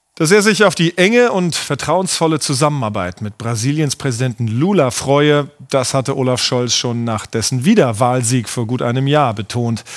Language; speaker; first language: German; native; German